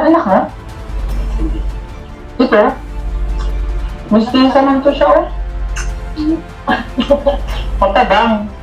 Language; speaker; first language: Filipino; non-native, local second language; Cebuano